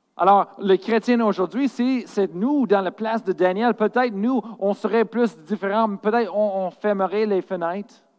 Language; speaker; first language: French; non-native, fluent; English